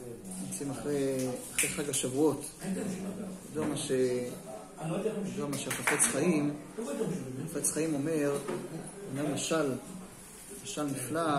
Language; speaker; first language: Hebrew; native; Hebrew